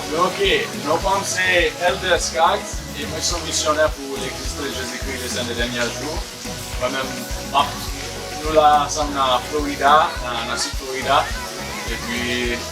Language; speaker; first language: Haitian Creole; non-native, learner; English